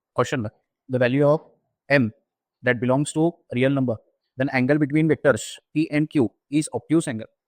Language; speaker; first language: English; non-native, local second language; Marathi